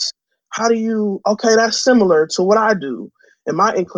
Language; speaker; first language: English; native; English